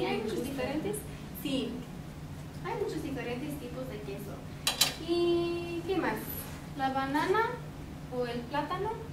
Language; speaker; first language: Spanish; non-native, fluent; English